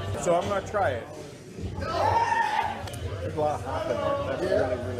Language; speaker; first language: English; native; English